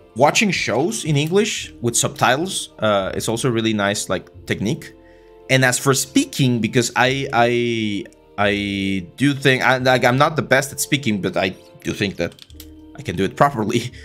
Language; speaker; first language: English; non-native, fluent; Spanish